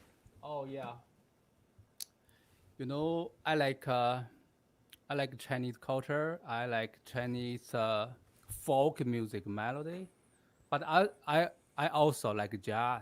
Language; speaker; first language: English; non-native, learner; Chinese